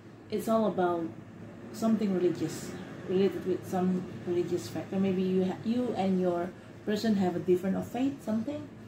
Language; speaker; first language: English; non-native, fluent; Indonesian